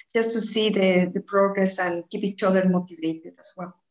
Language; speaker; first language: English; non-native, fluent; Spanish